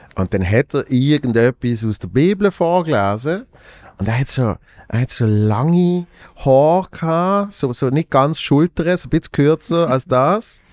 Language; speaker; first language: German; native; German